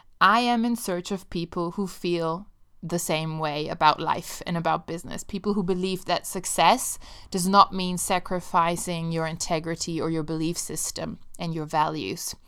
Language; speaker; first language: English; non-native, fluent; Italian